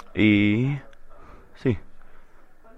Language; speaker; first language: Spanish; non-native, learner; English